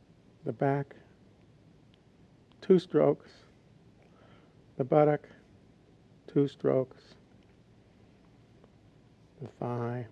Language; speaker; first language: English; native; English